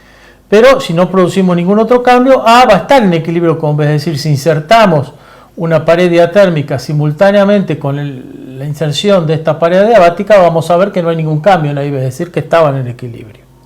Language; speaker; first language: Spanish; native; Spanish